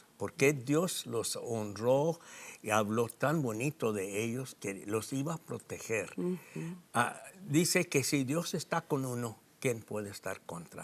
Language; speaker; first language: Spanish; non-native, fluent; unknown